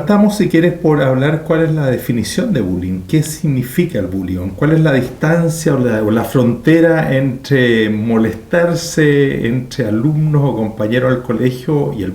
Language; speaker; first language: Spanish; native; Spanish